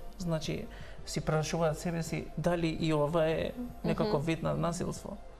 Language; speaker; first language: Macedonian; non-native, local second language; Albanian